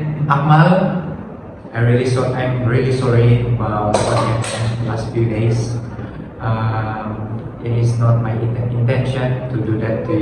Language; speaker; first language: English; non-native, fluent; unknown